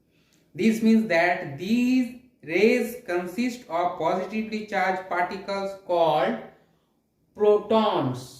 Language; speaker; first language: English; non-native, local second language; Hindi